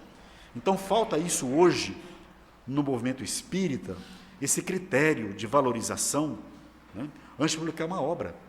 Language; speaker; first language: Portuguese; native; Portuguese